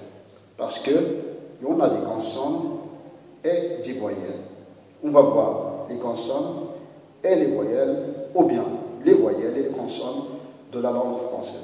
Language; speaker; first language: French; non-native, local second language; Arabic